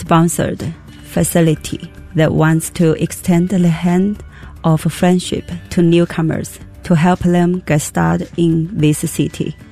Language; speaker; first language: English; non-native, fluent; Chinese